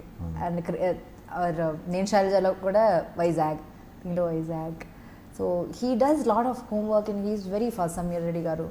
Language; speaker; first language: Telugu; non-native, fluent; Malayalam